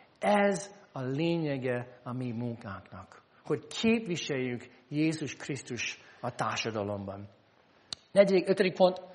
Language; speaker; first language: Hungarian; non-native, fluent; English